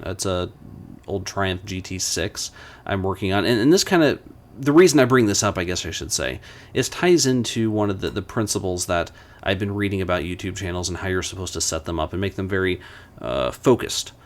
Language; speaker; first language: English; native; English